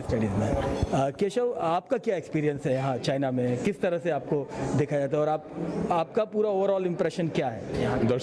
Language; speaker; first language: Hindi; native; Hindi